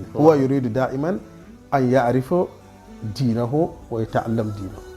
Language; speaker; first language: Arabic; non-native, fluent; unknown